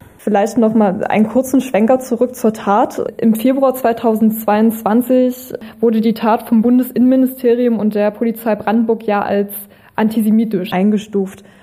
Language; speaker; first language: German; native; German